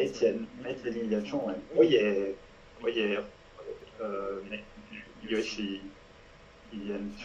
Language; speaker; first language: Chinese; non-native, learner; French